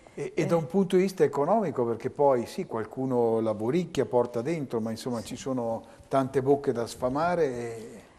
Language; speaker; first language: Italian; native; Italian